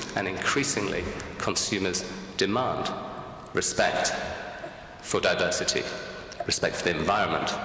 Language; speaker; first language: English; native; English